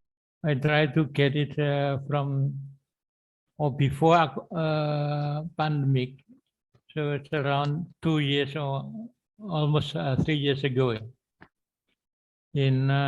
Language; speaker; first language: English; non-native, learner; Indonesian